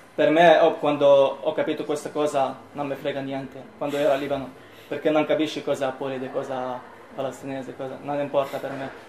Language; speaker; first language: Italian; non-native, learner; Arabic